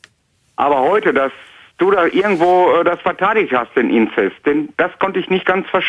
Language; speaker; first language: German; native; German